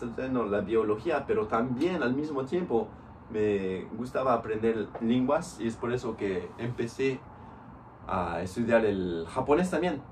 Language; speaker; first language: Spanish; non-native, fluent; English